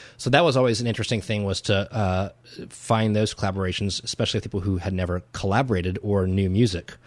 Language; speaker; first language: English; native; English